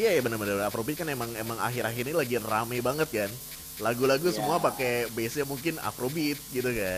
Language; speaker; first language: Indonesian; native; Indonesian